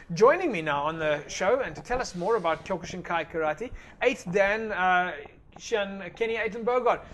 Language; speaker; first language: English; non-native, local second language; Afrikaans